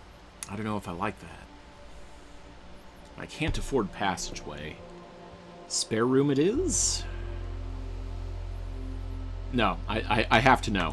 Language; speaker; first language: English; native; English